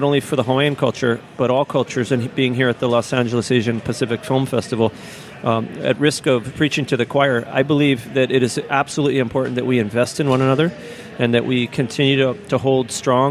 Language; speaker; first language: English; native; English